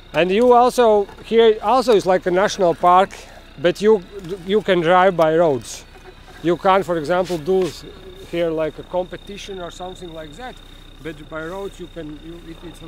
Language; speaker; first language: English; non-native, learner; Latvian